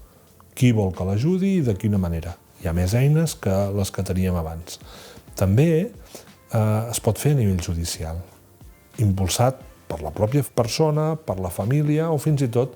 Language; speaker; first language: Catalan; native; Catalan